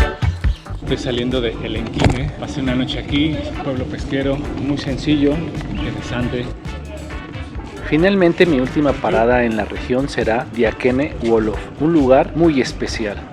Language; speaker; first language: Spanish; native; Spanish